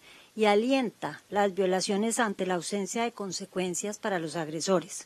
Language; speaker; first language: Spanish; native; Spanish